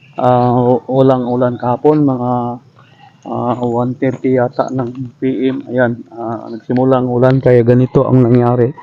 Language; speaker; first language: Filipino; non-native, local second language; Cebuano